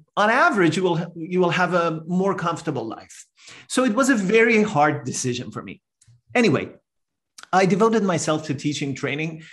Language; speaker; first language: English; non-native, fluent; Persian